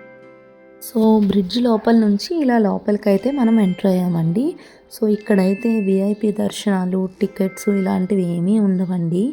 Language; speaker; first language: Telugu; native; Telugu